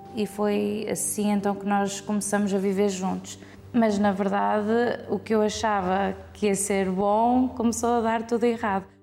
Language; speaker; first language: Portuguese; early bilingual, heritage; Portuguese